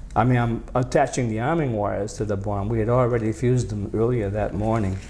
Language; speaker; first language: English; native; English